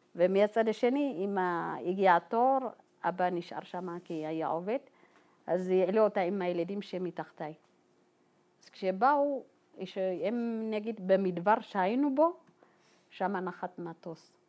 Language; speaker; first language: Hebrew; non-native, fluent; Tigrinya